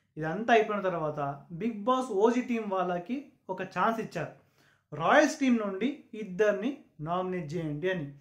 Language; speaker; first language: Telugu; non-native, local second language; Urdu